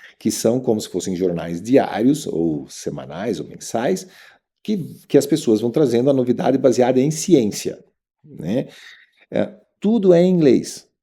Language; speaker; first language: Portuguese; native; Portuguese